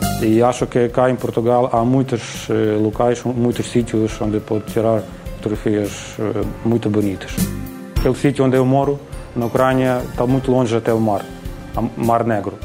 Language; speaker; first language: Portuguese; non-native, learner; Ukrainian